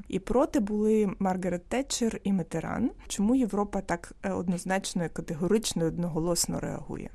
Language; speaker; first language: Ukrainian; native; Ukrainian